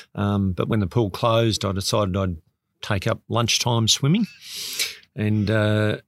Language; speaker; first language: English; native; English